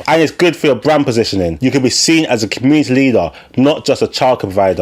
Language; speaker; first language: English; native; English